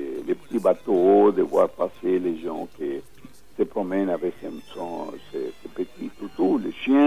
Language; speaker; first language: French; non-native, fluent; Spanish